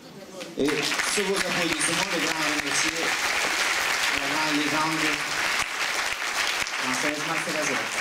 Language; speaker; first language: French; non-native, fluent; Russian